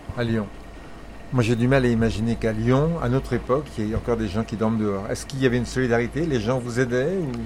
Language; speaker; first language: French; native; French